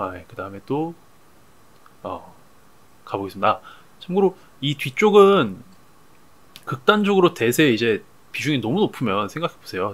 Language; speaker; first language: Korean; native; Korean